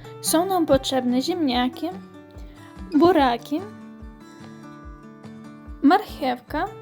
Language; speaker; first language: Polish; non-native, fluent; Ukrainian